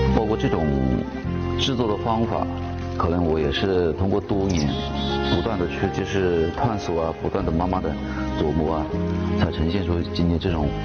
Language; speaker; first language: Chinese; native; Chinese